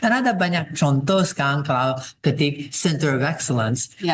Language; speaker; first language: Indonesian; non-native, fluent; English